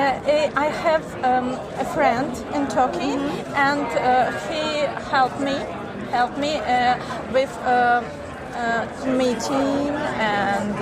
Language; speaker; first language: English; non-native, learner; Russian